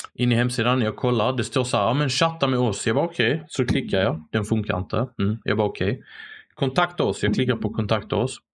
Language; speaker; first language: Swedish; native; Swedish